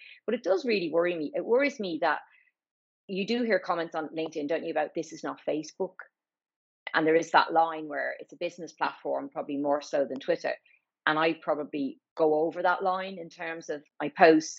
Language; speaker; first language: English; native; English